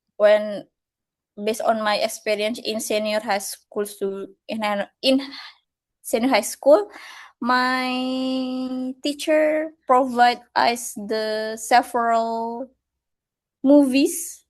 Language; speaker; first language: English; non-native, fluent; Indonesian